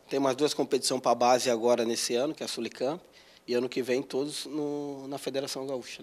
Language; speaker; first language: Portuguese; native; Portuguese